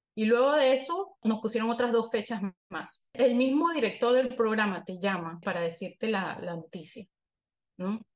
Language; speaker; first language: Spanish; native; Spanish